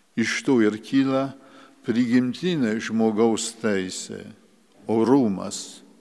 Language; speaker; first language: Lithuanian; early bilingual, heritage; Lithuanian